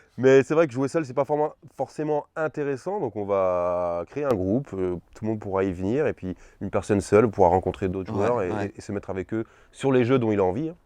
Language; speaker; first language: French; native; French